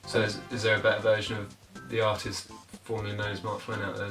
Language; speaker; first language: English; native; English